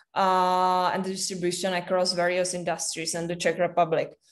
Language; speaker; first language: English; non-native, fluent; Czech